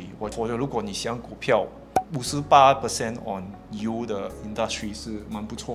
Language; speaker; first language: Chinese; non-native, local second language; English